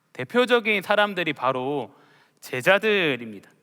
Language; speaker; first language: Korean; native; Korean